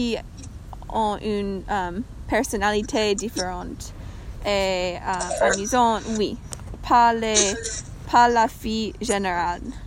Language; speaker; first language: French; non-native, learner; English